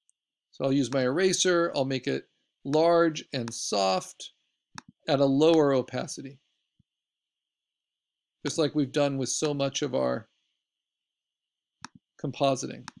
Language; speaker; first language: English; native; English